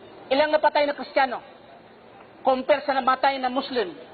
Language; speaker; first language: Filipino; native; Filipino